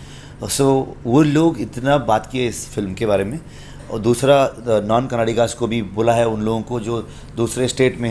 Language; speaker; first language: Hindi; non-native, local second language; Kannada